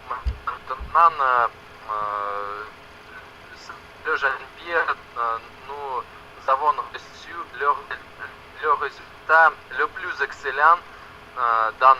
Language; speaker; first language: French; non-native, learner; Russian